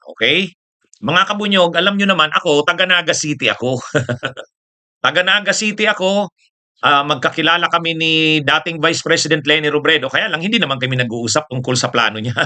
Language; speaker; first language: Filipino; non-native, local second language; Bikol